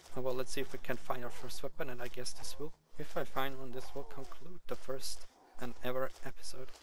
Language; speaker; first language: English; non-native, fluent; Swiss German